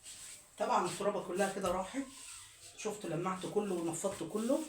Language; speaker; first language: Arabic; native; Arabic